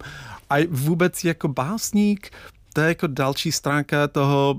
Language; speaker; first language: Czech; non-native, fluent; English